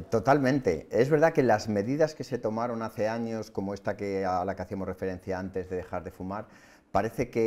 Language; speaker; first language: Spanish; native; Spanish